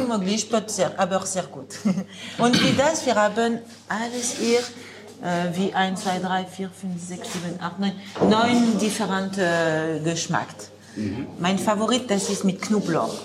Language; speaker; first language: German; non-native, learner; French